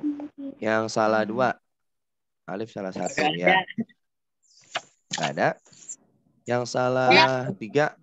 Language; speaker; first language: Indonesian; native; Indonesian